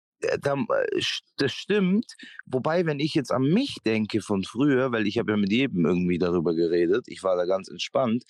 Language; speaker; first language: German; native; German